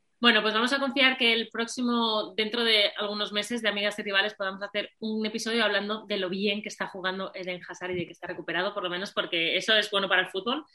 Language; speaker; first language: Spanish; native; Spanish